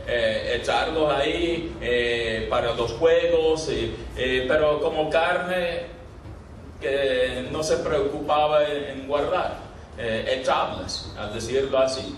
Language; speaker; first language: Spanish; non-native, fluent; English